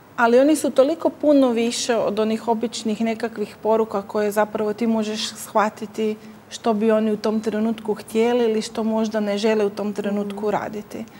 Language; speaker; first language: Croatian; native; Croatian